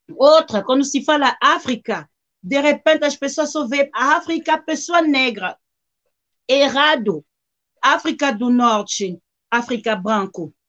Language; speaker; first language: Portuguese; non-native, fluent; Lingala